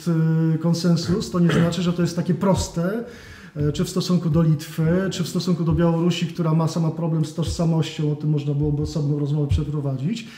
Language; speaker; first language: Polish; native; Polish